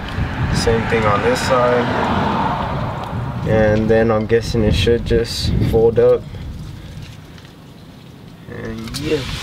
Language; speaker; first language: English; native; English